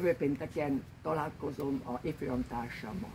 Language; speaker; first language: Hungarian; non-native, learner; Vietnamese